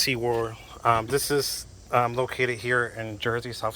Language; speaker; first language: English; native; English